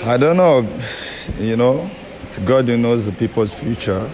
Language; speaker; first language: English; non-native, fluent; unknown